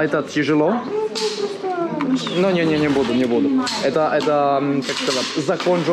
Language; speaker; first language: Russian; non-native, learner; French